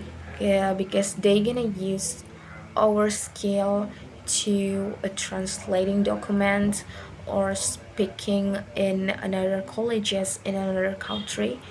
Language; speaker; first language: English; non-native, learner; Indonesian